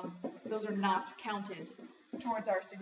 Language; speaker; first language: English; native; English